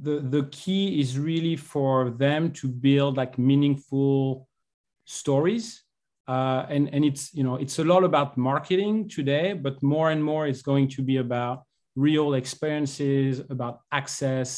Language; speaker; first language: English; non-native, fluent; French